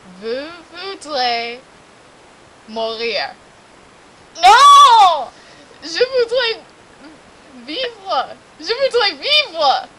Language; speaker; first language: French; non-native, learner; English